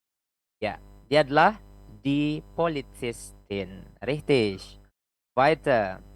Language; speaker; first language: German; non-native, fluent; Indonesian